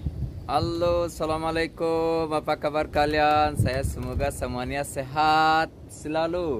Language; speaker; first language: Indonesian; non-native, learner; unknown